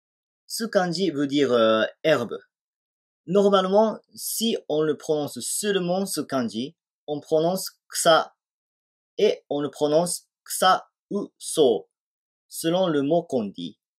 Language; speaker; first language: French; non-native, fluent; Japanese